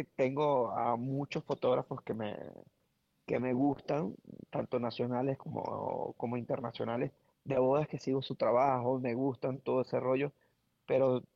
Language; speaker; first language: Spanish; native; Spanish